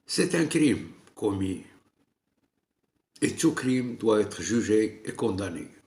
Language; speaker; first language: French; non-native, local second language; Arabic